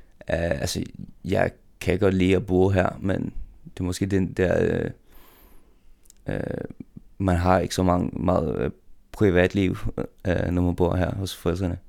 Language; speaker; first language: Danish; non-native, local second language; Faroese